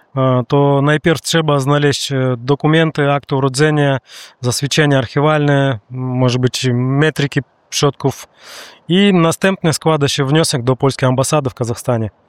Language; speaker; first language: Polish; non-native, learner; Russian